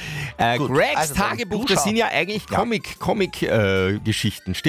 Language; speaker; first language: German; native; German